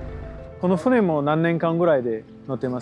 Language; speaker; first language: Japanese; non-native, fluent; English